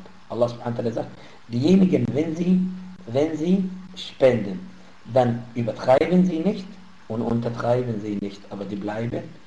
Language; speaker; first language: German; non-native, fluent; Arabic